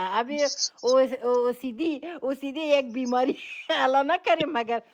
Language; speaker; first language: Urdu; non-native, fluent; Persian